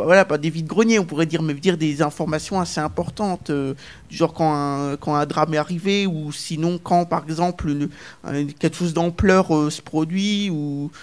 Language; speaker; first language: French; native; French